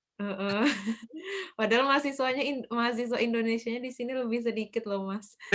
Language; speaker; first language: Indonesian; native; Indonesian